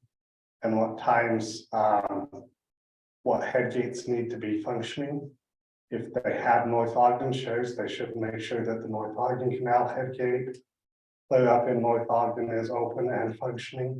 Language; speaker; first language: English; native; English